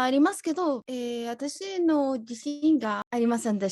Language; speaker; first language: Japanese; non-native, learner; Spanish